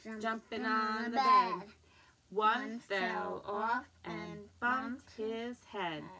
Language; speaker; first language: English; native; English